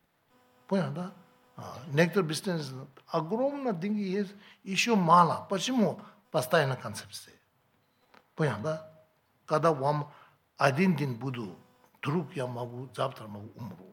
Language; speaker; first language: Russian; non-native, learner; Tibetan